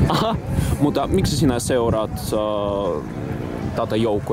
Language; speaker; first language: Finnish; non-native, fluent; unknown